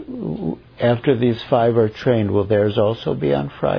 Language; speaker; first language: English; native; English